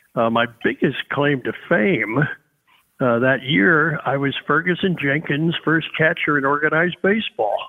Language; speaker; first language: English; native; English